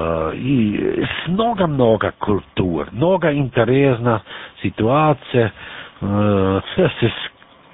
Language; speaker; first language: Russian; non-native, learner; German